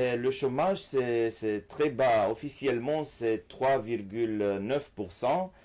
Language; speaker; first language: French; non-native, fluent; Romanian